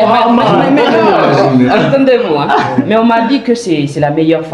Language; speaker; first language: French; non-native, fluent; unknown